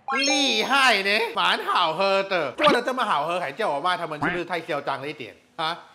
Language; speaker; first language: Chinese; non-native, fluent; Thai